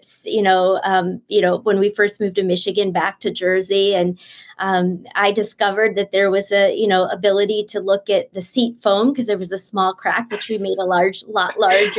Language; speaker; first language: English; early bilingual, other home language; Bangla